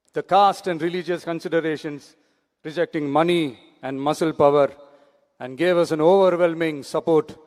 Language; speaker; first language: English; non-native, local second language; Tamil